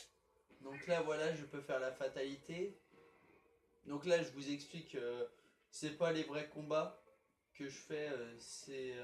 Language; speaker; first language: French; native; French